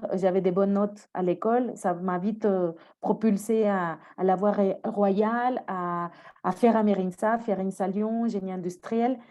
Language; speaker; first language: French; non-native, fluent; Spanish